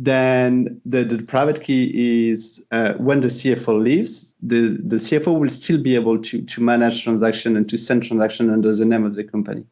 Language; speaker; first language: English; non-native, fluent; French